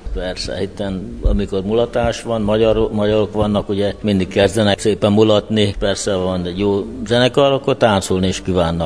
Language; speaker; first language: Hungarian; early bilingual, heritage; Hungarian